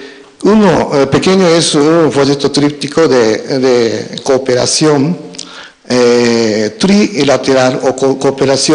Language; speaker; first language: Spanish; non-native, fluent; Japanese